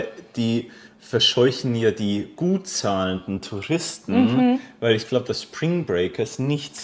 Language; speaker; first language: German; native; German